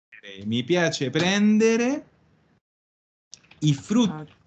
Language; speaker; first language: Italian; non-native, fluent; Spanish